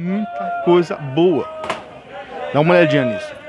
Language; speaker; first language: Portuguese; native; Portuguese